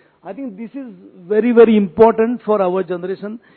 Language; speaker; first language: English; non-native, local second language; Marathi